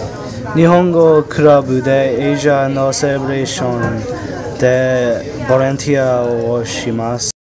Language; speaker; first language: Japanese; non-native, learner; English